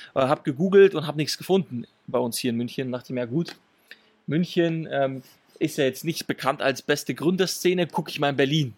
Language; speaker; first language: German; early bilingual, other home language; Italian